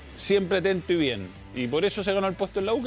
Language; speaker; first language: Spanish; native; Spanish